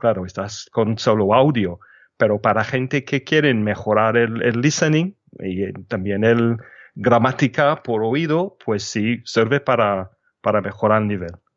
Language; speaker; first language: Spanish; non-native, fluent; English